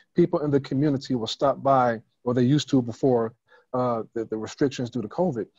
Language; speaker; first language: English; native; English